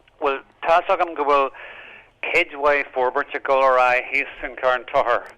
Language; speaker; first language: Irish; native; Irish